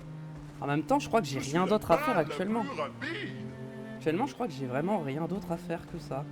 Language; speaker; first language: French; native; French